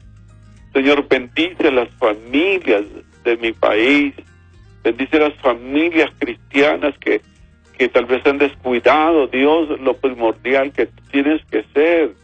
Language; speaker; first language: Spanish; native; Spanish